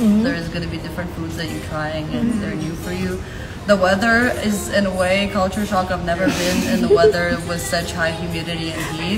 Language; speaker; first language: English; non-native, fluent; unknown